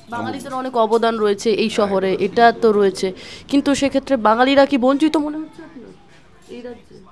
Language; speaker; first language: Bangla; native; Bangla